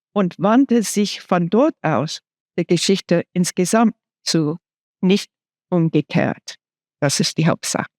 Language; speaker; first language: German; non-native, fluent; English